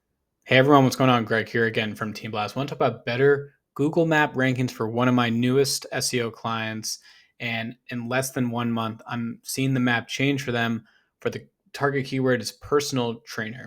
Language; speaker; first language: English; native; English